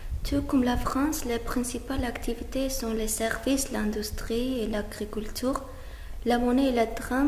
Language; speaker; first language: French; non-native, fluent; Armenian